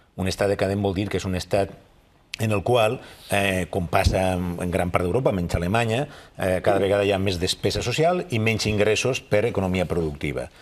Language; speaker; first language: Catalan; native; Catalan